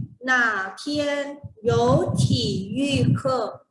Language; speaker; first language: Chinese; non-native, fluent; Thai